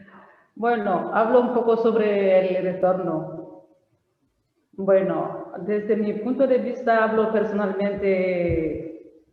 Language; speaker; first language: Spanish; non-native, learner; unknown